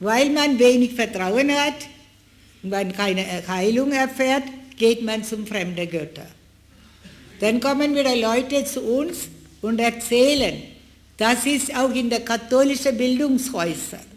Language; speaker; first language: German; non-native, fluent; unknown